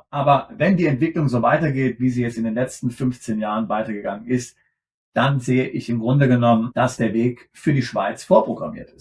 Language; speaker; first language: German; native; German